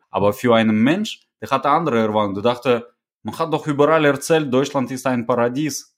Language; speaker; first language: German; non-native, fluent; Russian